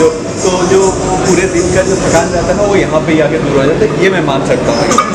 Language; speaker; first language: Hindi; native; Hindi